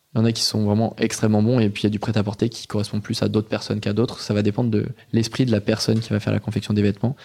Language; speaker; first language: French; native; French